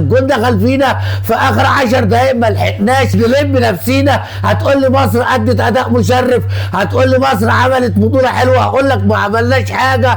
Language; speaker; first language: Arabic; native; Arabic